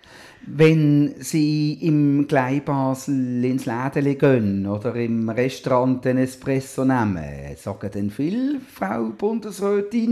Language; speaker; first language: German; native; German